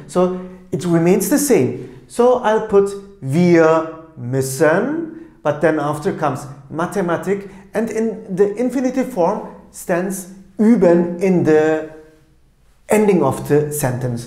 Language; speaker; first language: English; non-native, fluent; Turkish